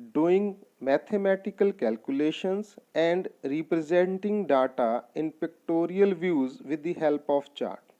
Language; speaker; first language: English; non-native, local second language; Punjabi